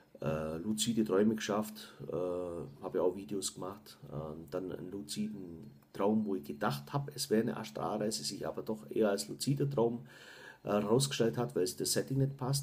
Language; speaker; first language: German; native; German